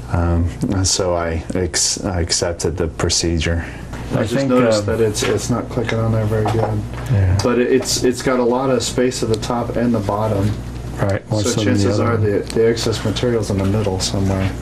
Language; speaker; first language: English; native; English